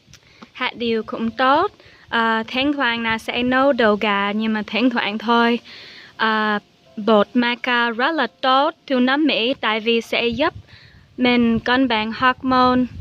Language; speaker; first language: Vietnamese; non-native, fluent; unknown